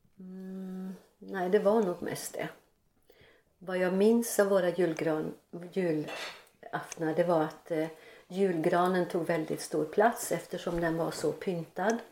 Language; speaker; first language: Swedish; early bilingual, other home language; Norwegian